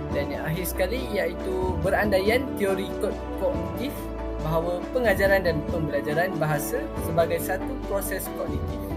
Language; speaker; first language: Malay; native; Malay